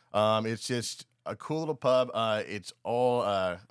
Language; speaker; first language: English; native; English